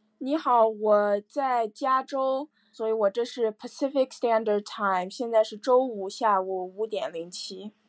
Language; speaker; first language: Chinese; early bilingual, heritage; Chinese